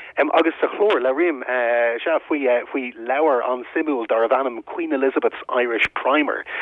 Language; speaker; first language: Irish; non-native, local second language; English